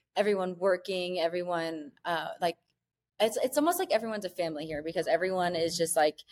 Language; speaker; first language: English; native; English